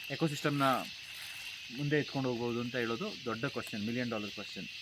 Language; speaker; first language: Kannada; non-native, local second language; Kodava